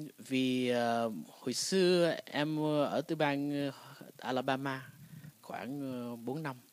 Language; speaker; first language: Vietnamese; early bilingual, heritage; Vietnamese